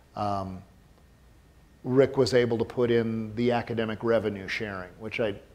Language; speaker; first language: English; native; English